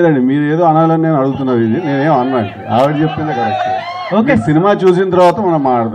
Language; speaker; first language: Telugu; native; Telugu